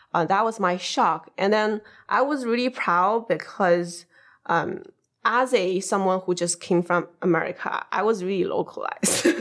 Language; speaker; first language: English; non-native, fluent; Chinese